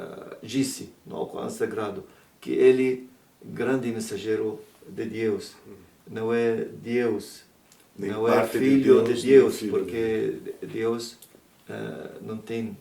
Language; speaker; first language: Portuguese; non-native, learner; Arabic